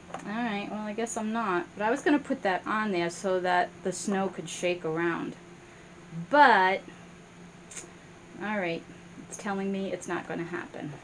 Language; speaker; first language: English; native; English